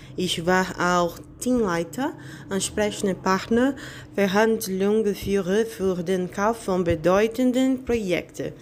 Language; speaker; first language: German; non-native, fluent; Portuguese